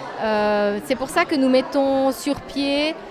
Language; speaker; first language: French; native; French